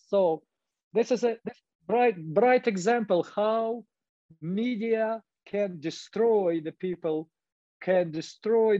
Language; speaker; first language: English; non-native, fluent; Ukrainian